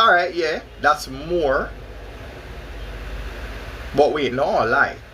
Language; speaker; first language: English; native; English